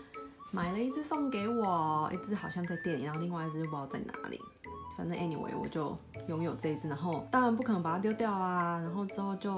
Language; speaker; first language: Chinese; native; Chinese